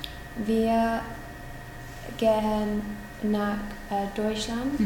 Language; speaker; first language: German; non-native, learner; English